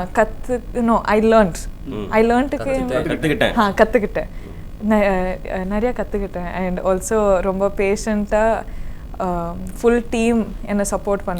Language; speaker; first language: Tamil; non-native, learner; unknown